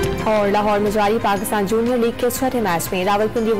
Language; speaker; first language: Urdu; native; Urdu